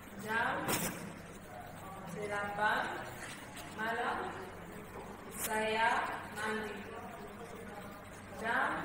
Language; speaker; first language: Indonesian; non-native, learner; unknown